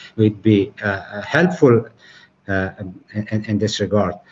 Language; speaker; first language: English; non-native, fluent; Persian